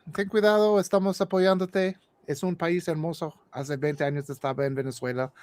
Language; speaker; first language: Spanish; non-native, learner; English